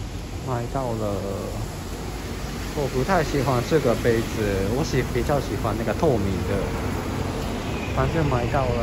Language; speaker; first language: Chinese; non-native, fluent; Japanese